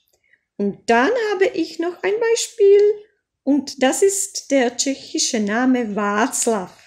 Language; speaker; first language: German; non-native, fluent; Czech